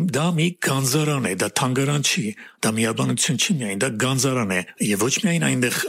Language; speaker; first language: Armenian; native; Armenian